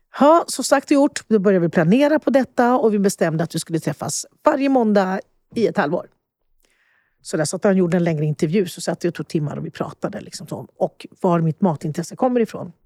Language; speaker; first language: Swedish; early bilingual, other home language; Spanish